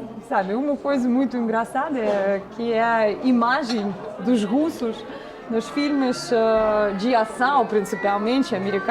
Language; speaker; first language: Portuguese; non-native, fluent; Russian